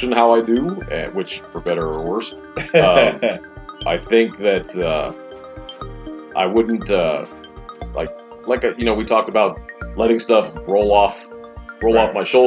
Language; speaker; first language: English; native; English